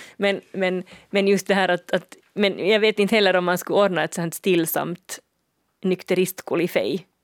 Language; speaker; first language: Swedish; native; Swedish